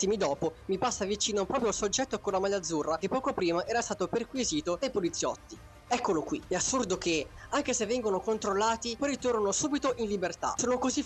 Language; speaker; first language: Italian; native; Italian